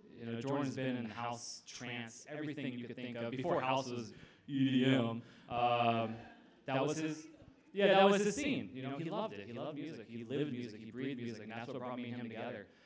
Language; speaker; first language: English; native; English